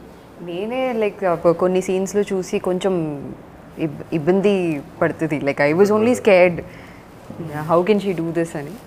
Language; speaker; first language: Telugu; non-native, learner; Tamil